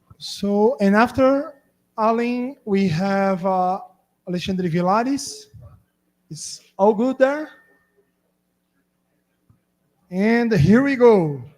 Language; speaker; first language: English; non-native, fluent; Portuguese